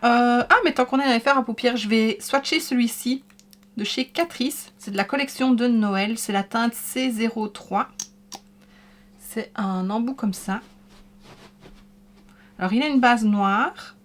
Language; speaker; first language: French; native; French